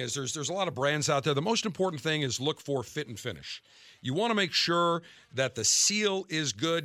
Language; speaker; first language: English; native; English